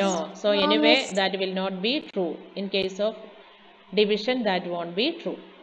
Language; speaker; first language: English; non-native, local second language; Malayalam